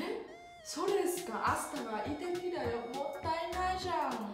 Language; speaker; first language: Japanese; non-native, learner; Vietnamese